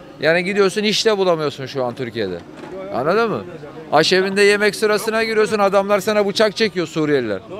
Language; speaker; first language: Turkish; native; Turkish